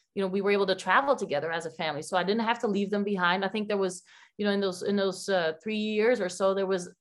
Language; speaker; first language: English; non-native, fluent; Dutch